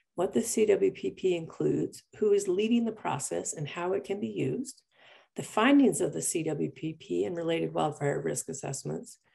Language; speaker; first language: English; native; English